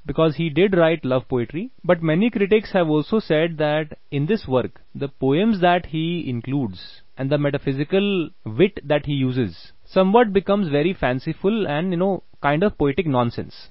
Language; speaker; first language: English; non-native, local second language; Hindi